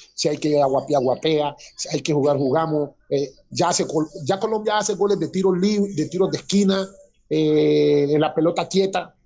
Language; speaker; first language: Spanish; native; Spanish